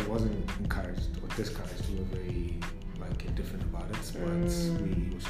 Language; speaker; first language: English; non-native, local second language; Zulu